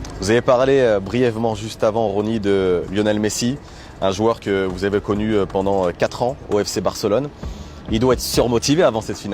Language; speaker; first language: French; native; French